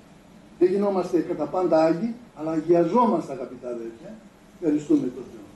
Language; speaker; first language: Greek; native; Greek